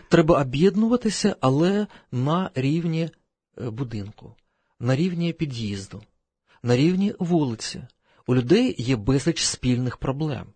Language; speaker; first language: Ukrainian; non-native, local second language; Russian